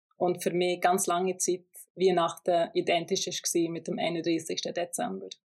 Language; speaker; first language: German; early bilingual, other home language; Albanian